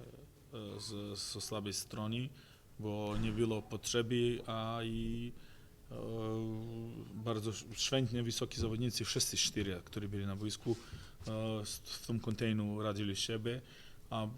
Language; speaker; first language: Polish; non-native, fluent; Croatian